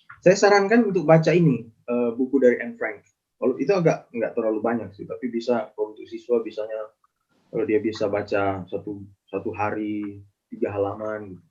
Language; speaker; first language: Indonesian; non-native, local second language; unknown